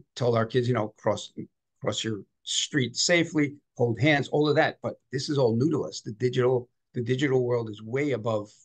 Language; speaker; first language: English; native; English